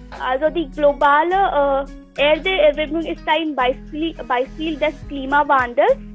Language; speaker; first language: German; non-native, learner; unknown